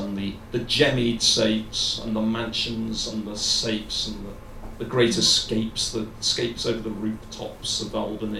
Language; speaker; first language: English; native; English